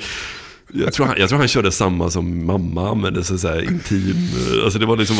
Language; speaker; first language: Swedish; native; Swedish